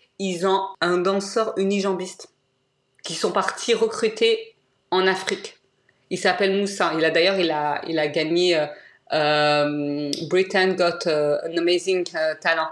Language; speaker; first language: French; native; French